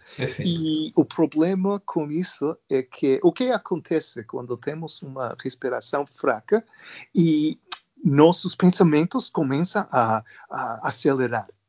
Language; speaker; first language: Portuguese; non-native, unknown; English